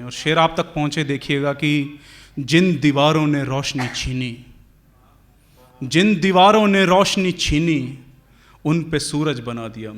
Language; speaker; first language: Hindi; native; Hindi